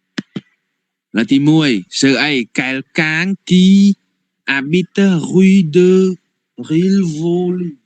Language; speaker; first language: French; non-native, fluent; Khmer